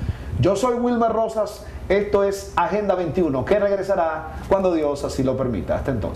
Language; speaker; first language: Spanish; native; Spanish